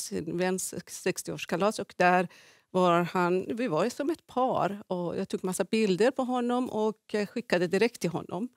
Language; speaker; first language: Swedish; non-native, fluent; Persian